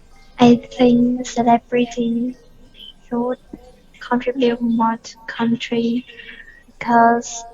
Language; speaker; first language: English; non-native, learner; Vietnamese